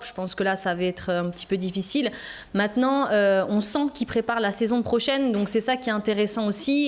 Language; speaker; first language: French; native; French